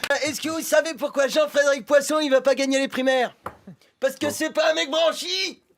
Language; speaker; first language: French; native; French